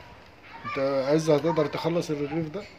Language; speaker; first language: Arabic; native; Arabic